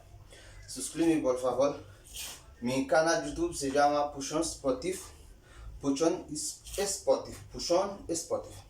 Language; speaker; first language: Spanish; non-native, learner; Haitian Creole